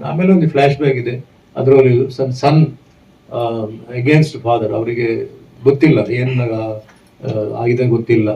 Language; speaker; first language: Kannada; non-native, fluent; Tulu